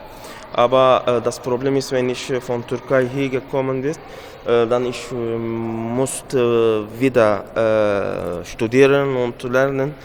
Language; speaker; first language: German; non-native, learner; Turkish